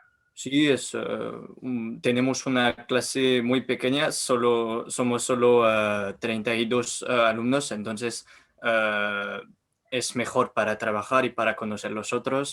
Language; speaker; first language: Spanish; non-native, learner; French